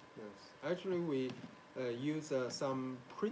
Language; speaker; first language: English; non-native, learner; Chinese